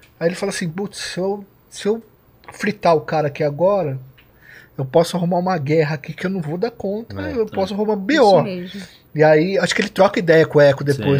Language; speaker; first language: Portuguese; native; Portuguese